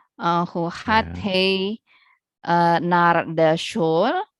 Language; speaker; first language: Dutch; non-native, learner; Indonesian